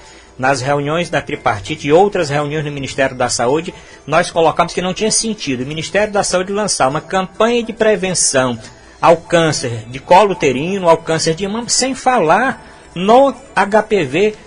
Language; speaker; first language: Portuguese; native; Portuguese